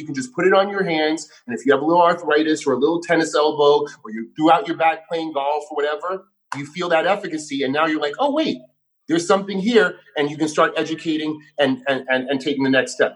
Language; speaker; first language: English; native; English